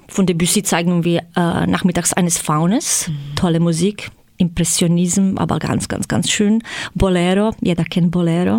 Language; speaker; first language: German; non-native, fluent; Croatian